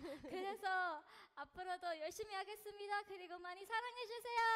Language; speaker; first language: Korean; non-native, learner; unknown